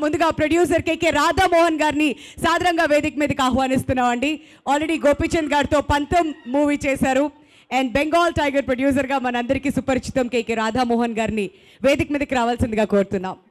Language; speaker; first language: Telugu; native; Telugu